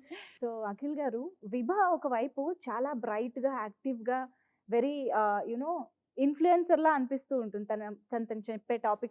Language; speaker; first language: Telugu; native; Telugu